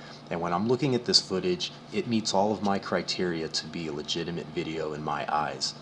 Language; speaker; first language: English; native; English